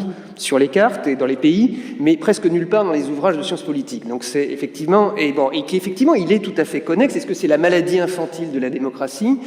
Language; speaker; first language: French; native; French